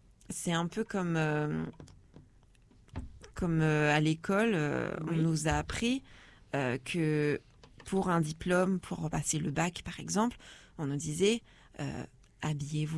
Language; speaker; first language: French; native; French